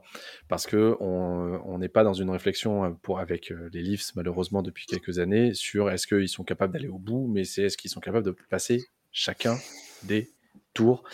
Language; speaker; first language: French; native; French